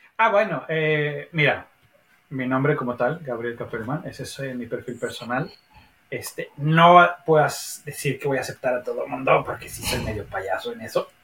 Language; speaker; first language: Spanish; native; Spanish